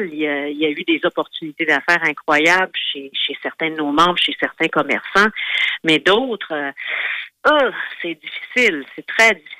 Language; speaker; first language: French; native; French